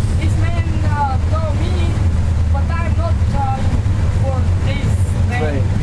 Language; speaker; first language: English; non-native, learner; Bulgarian